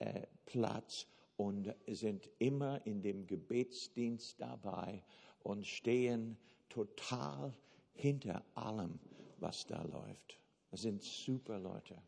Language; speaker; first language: German; non-native, fluent; English